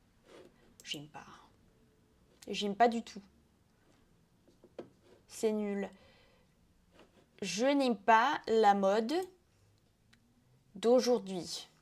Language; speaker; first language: French; non-native, fluent; Russian